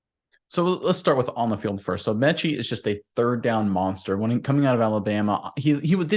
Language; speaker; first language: English; native; English